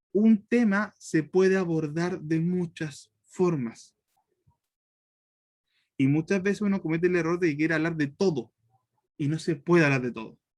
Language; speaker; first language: Spanish; native; Spanish